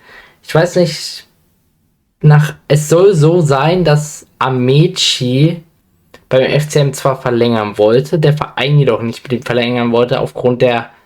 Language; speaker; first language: German; native; German